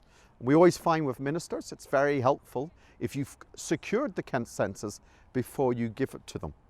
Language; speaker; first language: English; native; English